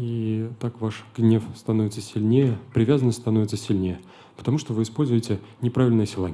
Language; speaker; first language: Russian; native; Russian